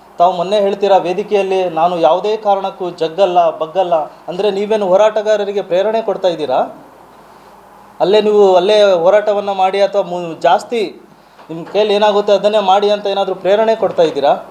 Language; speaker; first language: Kannada; non-native, local second language; Lambadi